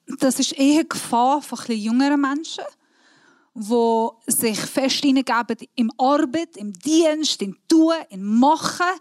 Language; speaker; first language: German; non-native, fluent; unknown